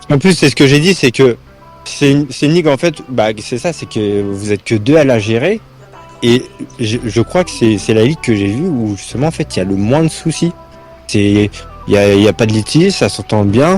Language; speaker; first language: French; native; French